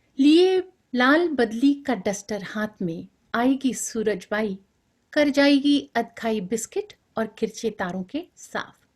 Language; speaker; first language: Hindi; non-native, local second language; Bangla